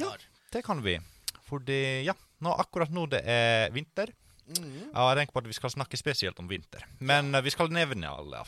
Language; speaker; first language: Norwegian; non-native, fluent; Finnish